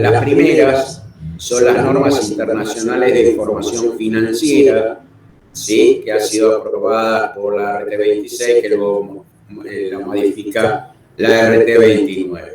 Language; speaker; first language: Spanish; native; Spanish